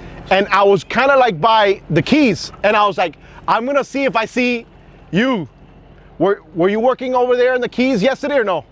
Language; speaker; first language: English; early bilingual, other home language; Spanish